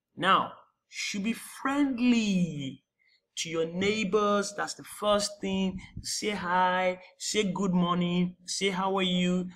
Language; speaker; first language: English; non-native, local second language; Yoruba